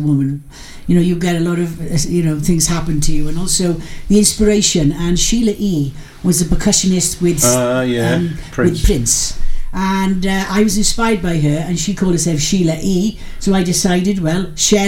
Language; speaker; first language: English; native; English